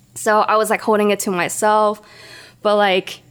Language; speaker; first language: English; non-native, local second language; Cantonese